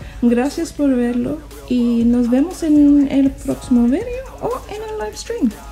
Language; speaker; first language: Spanish; non-native, learner; English